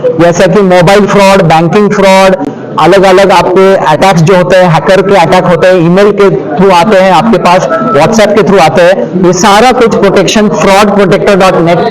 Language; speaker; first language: Hindi; non-native, local second language; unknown